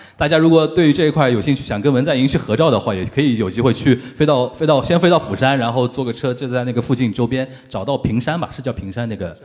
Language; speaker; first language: Chinese; native; Chinese